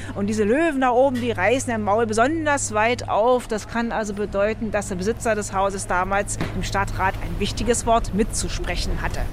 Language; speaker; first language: German; native; German